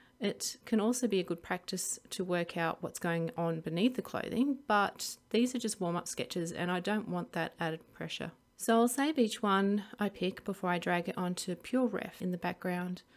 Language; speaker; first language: English; native; English